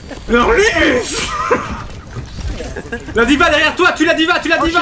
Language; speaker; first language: French; native; French